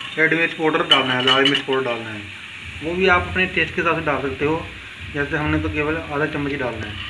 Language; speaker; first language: Hindi; native; Hindi